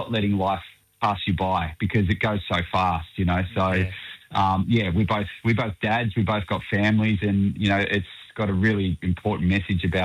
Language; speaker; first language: English; native; English